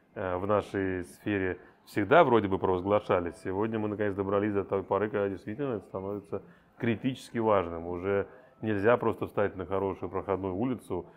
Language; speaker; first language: Russian; native; Russian